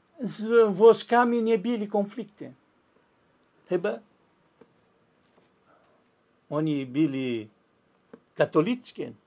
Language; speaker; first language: Polish; early bilingual, heritage; Portuguese